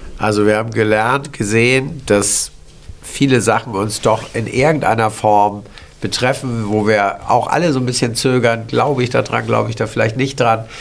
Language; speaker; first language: German; native; German